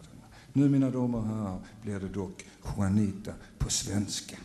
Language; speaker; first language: Swedish; native; Swedish